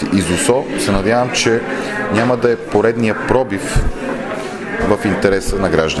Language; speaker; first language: Bulgarian; native; Bulgarian